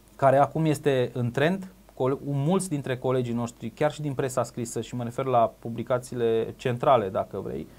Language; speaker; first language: Romanian; native; Romanian